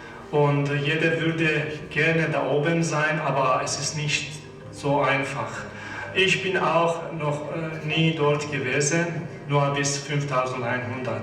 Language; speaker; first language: German; non-native, learner; Persian